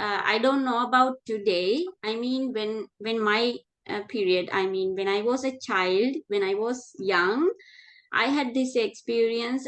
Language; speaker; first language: English; non-native, fluent; Sinhala